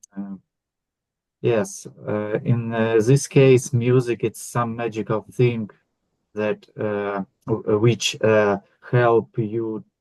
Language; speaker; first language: English; non-native, learner; Ukrainian